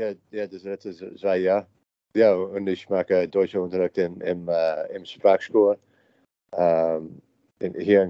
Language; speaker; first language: German; non-native, learner; English